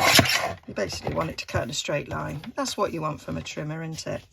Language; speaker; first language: English; native; English